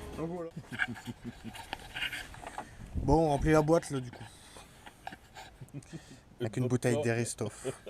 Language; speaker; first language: French; native; French